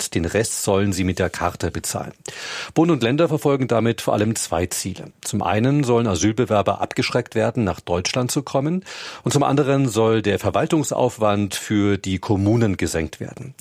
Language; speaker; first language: German; native; German